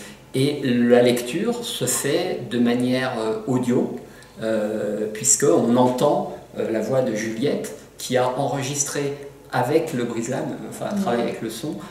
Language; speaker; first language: French; native; French